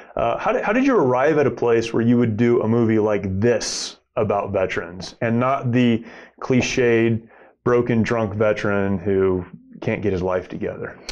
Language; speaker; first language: English; native; English